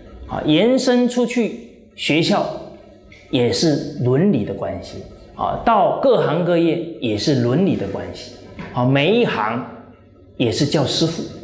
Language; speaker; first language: Chinese; native; Chinese